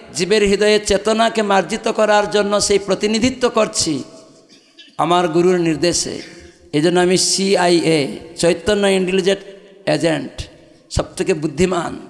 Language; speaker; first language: Bangla; non-native, fluent; Odia